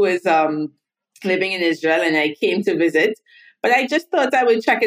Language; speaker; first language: English; native; English